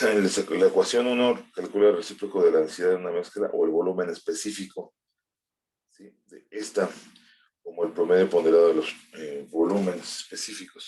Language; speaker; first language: Spanish; native; Spanish